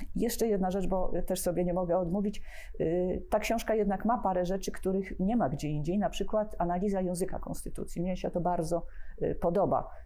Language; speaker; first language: Polish; native; Polish